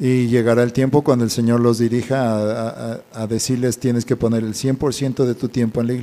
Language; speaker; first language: Spanish; native; Spanish